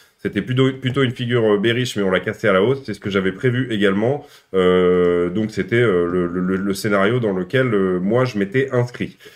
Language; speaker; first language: French; native; French